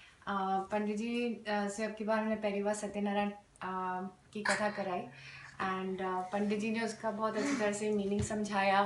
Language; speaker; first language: Hindi; native; Hindi